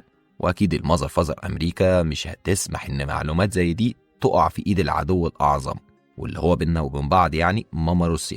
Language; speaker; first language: Arabic; native; Arabic